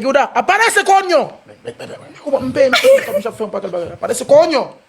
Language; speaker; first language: Spanish; non-native, learner; Haitian Creole